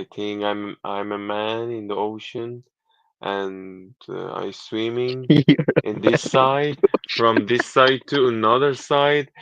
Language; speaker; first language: English; non-native, learner; Persian